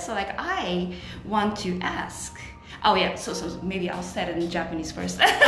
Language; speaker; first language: English; non-native, fluent; Japanese